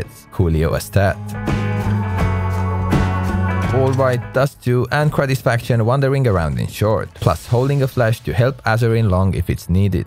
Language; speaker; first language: English; non-native, fluent; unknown